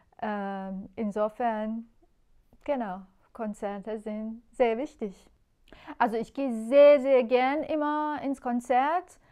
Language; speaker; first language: German; non-native, fluent; Persian